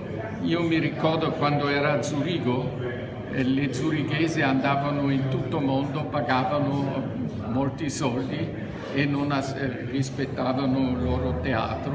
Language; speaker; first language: Italian; non-native, fluent; German